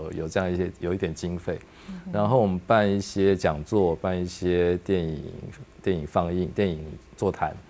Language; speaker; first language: Chinese; native; Chinese